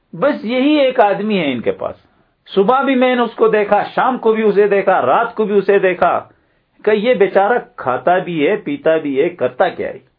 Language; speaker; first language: Urdu; native; Urdu